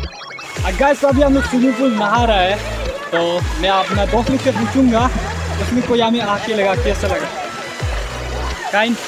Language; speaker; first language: Hindi; non-native, learner; Nepali